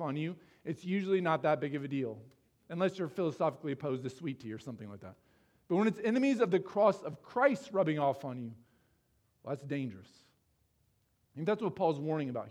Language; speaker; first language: English; native; English